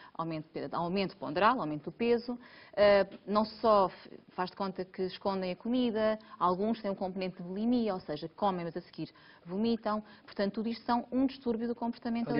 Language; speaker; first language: Portuguese; native; Portuguese